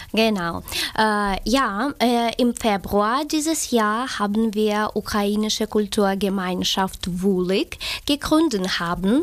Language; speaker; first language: German; non-native, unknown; Ukrainian